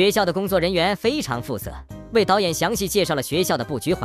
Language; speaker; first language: Chinese; native; Chinese